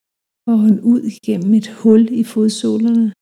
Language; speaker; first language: Danish; native; Danish